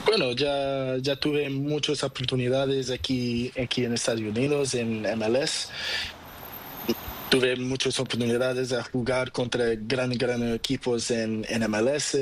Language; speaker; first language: Spanish; non-native, learner; Portuguese